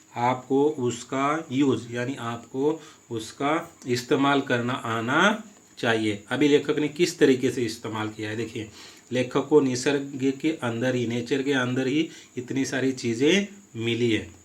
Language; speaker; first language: Hindi; non-native, local second language; Marathi